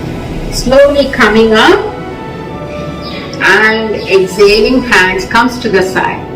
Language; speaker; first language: English; non-native, local second language; Tamil